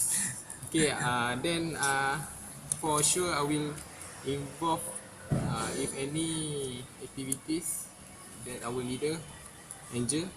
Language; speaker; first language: English; non-native, local second language; Malay